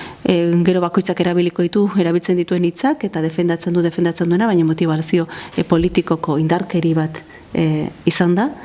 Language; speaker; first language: Basque; native; Basque